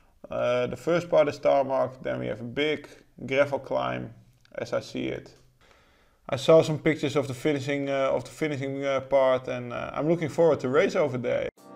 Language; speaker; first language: English; non-native, fluent; Dutch